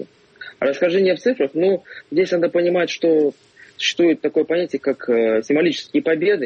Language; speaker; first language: Russian; native; Russian